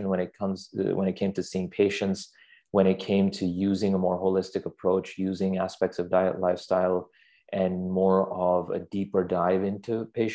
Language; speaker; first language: English; non-native, local second language; Urdu